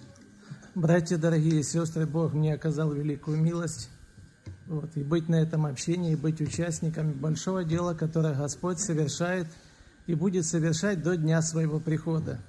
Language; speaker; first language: Russian; native; Russian